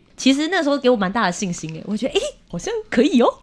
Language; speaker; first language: Chinese; native; Chinese